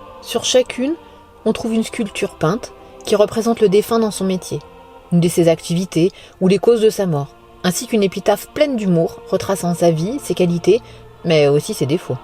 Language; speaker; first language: French; native; French